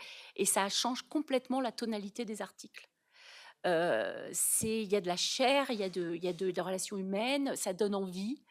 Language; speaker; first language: French; native; French